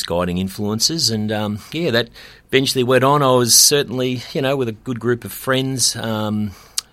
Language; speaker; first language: English; native; English